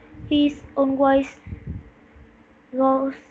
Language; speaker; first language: English; non-native, learner; Vietnamese